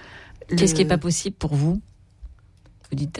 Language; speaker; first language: French; native; French